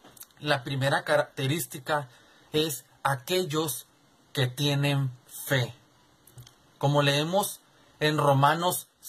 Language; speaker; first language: Spanish; native; Spanish